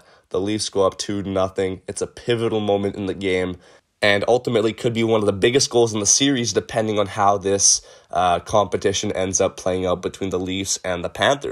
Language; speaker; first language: English; native; English